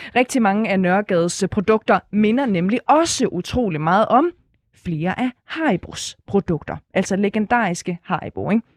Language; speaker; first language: Danish; native; Danish